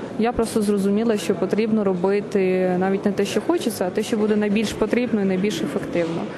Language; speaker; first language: Ukrainian; native; Ukrainian